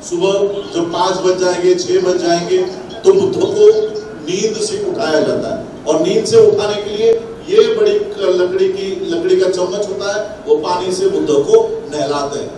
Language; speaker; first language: Hindi; non-native, local second language; Marathi